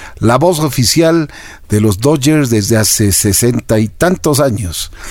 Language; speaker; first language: Spanish; native; Spanish